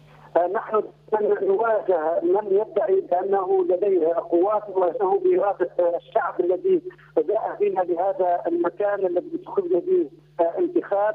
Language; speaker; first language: Arabic; native; Arabic